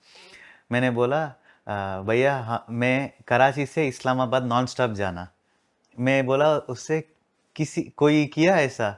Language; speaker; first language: Hindi; non-native, local second language; Telugu